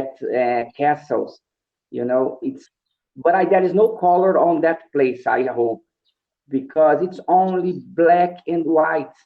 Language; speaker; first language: English; non-native, learner; Portuguese